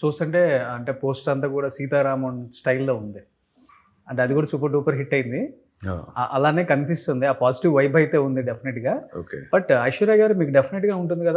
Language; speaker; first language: Telugu; native; Telugu